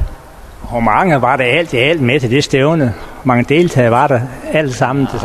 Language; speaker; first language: Danish; native; Danish